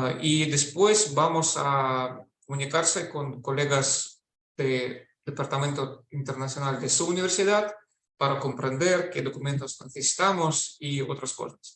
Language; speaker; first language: Spanish; non-native, fluent; Russian